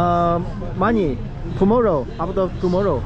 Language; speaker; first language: English; non-native, learner; Chinese